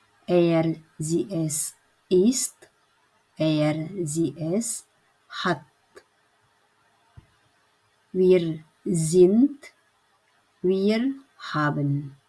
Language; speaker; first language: German; non-native, learner; Indonesian